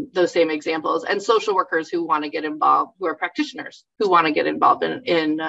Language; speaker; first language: English; native; English